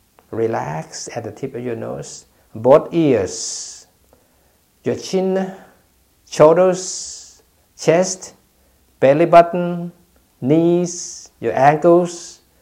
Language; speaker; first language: English; non-native, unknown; Thai